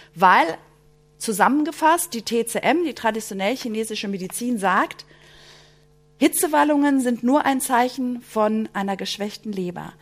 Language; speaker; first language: German; early bilingual, other home language; Greek